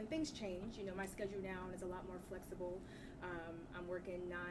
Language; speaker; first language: English; native; English